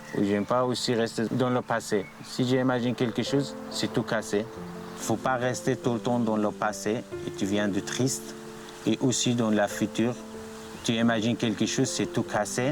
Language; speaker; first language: French; non-native, learner; Arabic